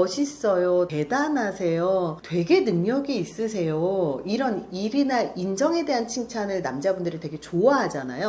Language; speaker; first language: Korean; native; Korean